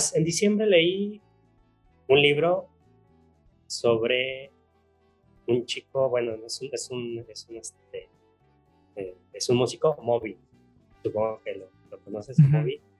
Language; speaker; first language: Spanish; native; Spanish